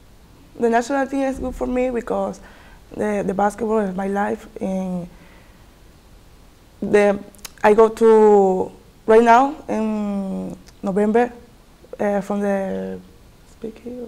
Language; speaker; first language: English; non-native, learner; Spanish